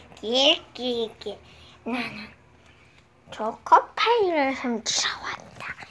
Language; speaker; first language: Korean; native; Korean